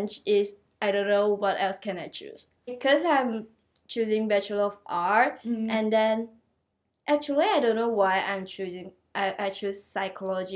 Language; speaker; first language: English; non-native, local second language; Chinese